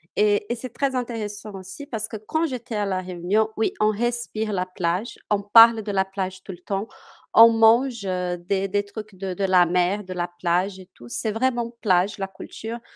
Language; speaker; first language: French; non-native, fluent; Portuguese